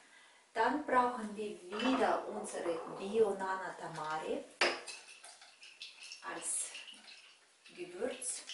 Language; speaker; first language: German; non-native, fluent; Russian